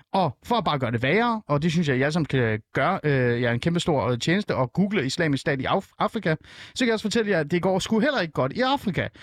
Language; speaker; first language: Danish; early bilingual, other home language; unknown